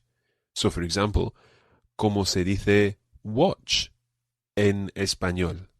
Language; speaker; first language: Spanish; non-native, fluent; English